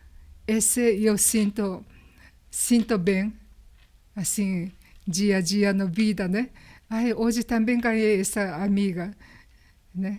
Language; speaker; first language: Portuguese; non-native, learner; Japanese